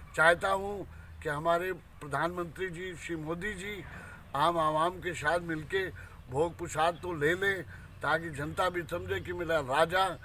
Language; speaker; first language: Hindi; native; Hindi